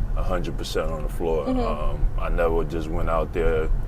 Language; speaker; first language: English; native; English